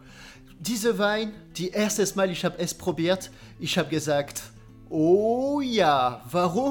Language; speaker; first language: German; non-native, learner; French